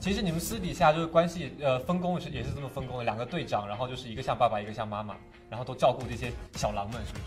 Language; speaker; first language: Chinese; native; Chinese